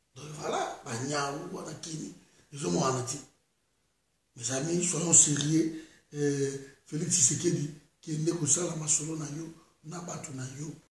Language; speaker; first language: Lingala; native; Lingala